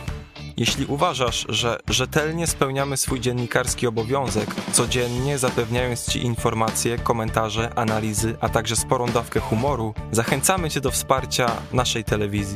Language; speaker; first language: Polish; native; Polish